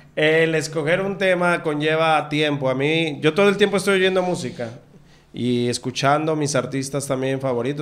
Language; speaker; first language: Spanish; native; Spanish